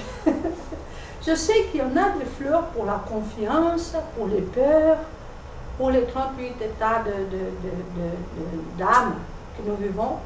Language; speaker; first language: French; non-native, fluent; Portuguese